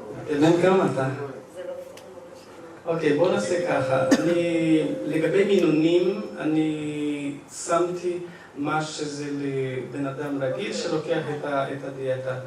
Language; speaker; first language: Hebrew; non-native, fluent; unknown